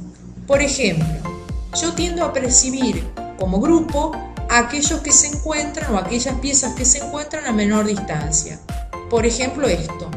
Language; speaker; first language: Spanish; native; Spanish